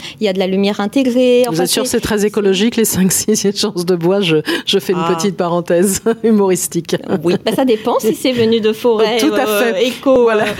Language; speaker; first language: French; native; French